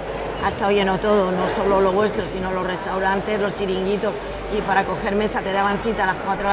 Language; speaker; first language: Spanish; native; Spanish